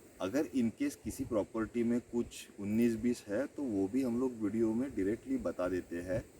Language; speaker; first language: Hindi; non-native, local second language; Marathi